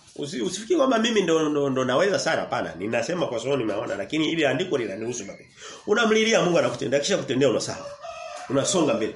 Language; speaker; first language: Swahili; native; Swahili